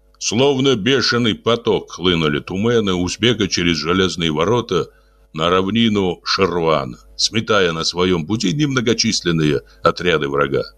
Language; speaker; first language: Russian; native; Russian